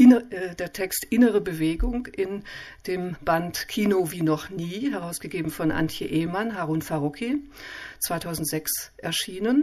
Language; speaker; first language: German; native; German